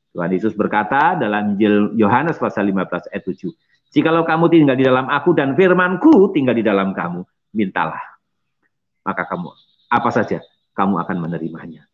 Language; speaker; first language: Indonesian; non-native, local second language; Javanese